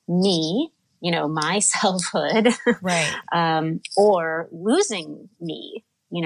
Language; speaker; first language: English; native; English